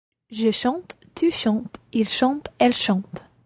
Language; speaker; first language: French; non-native, learner; English